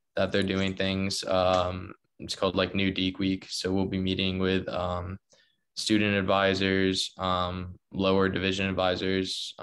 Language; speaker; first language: English; native; English